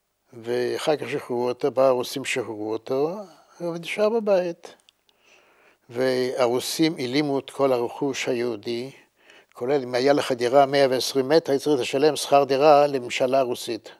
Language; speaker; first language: Hebrew; non-native, fluent; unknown